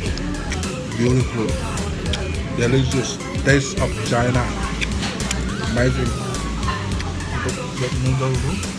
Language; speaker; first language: English; non-native, learner; Indonesian